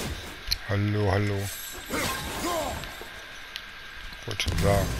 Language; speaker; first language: German; native; German